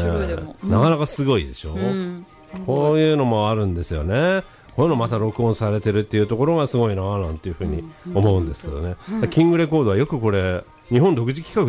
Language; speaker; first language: Japanese; native; Japanese